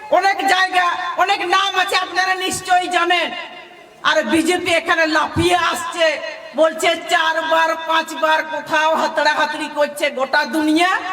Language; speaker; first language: Bangla; non-native, local second language; Santali